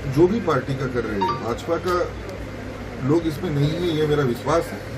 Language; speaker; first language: Hindi; non-native, local second language; Bangla